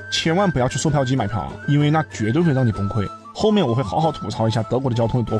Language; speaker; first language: Chinese; native; Chinese